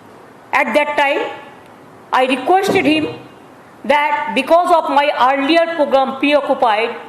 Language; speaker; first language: English; non-native, local second language; Bangla